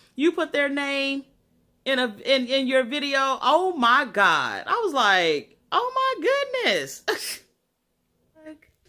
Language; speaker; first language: English; native; English